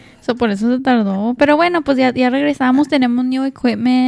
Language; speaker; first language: Spanish; early bilingual, heritage; Spanish